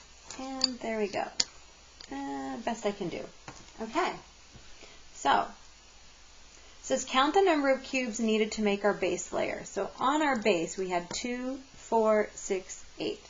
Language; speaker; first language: English; native; English